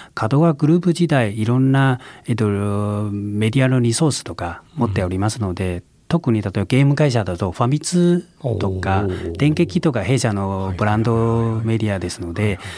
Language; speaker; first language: Japanese; non-native, fluent; Chinese